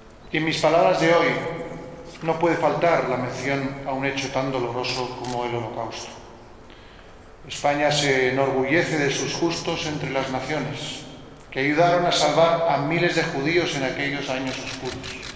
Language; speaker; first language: Spanish; native; Spanish